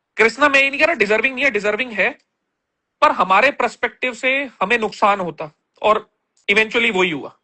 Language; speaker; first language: Hindi; native; Hindi